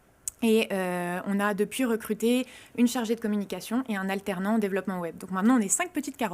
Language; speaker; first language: French; native; French